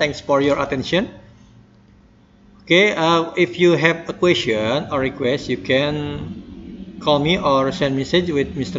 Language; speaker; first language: English; non-native, learner; Indonesian